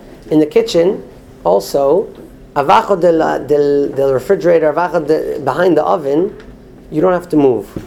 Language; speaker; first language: English; native; English